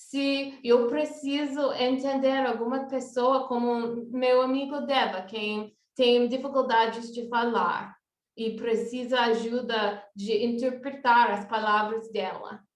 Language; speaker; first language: Portuguese; non-native, fluent; English